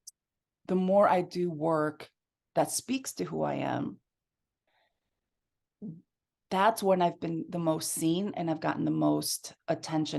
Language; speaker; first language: English; early bilingual, other home language; Spanish